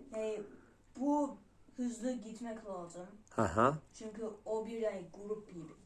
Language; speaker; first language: Turkish; non-native, learner; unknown